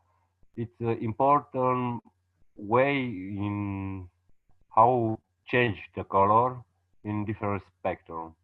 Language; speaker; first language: English; non-native, learner; Romanian